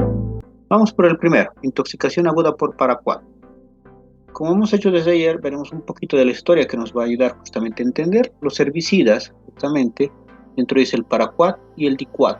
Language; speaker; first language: Spanish; native; Spanish